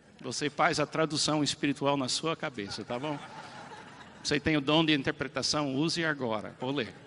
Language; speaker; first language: Portuguese; non-native, fluent; English